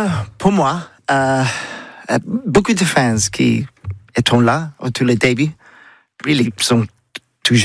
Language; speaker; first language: French; non-native, learner; English